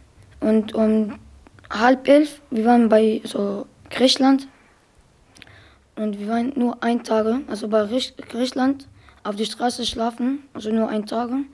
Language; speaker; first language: German; early bilingual, other home language; Arabic